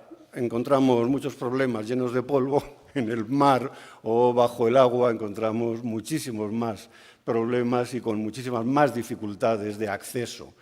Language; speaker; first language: Spanish; native; Spanish